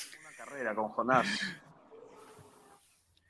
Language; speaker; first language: Spanish; native; Spanish